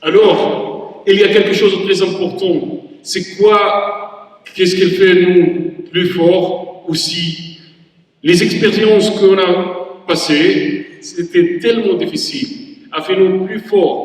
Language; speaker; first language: French; non-native, learner; Arabic